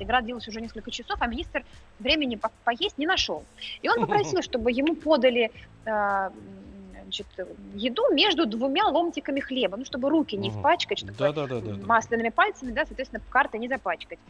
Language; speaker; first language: Russian; native; Russian